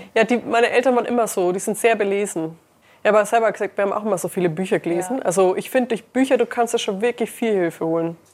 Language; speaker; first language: German; early bilingual, other home language; English